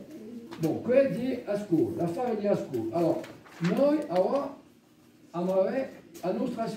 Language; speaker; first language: Italian; non-native, fluent; French